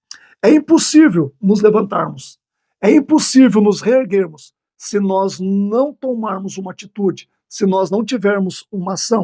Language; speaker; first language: Portuguese; native; Portuguese